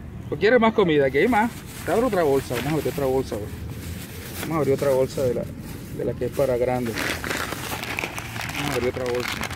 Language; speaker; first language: Spanish; native; Spanish